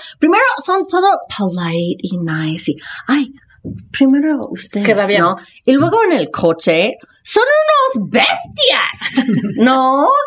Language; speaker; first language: Spanish; non-native, fluent; English